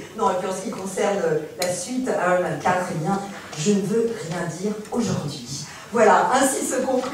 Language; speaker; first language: French; native; French